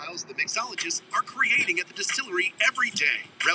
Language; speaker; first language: English; native; English